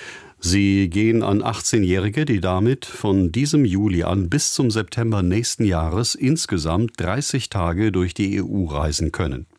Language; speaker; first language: German; native; German